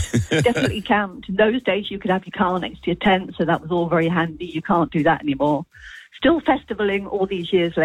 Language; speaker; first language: English; native; English